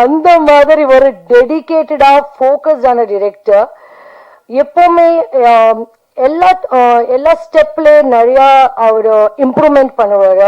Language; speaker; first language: Tamil; non-native, learner; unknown